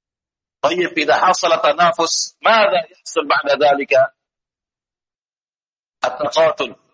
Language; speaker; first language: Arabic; non-native, fluent; Indonesian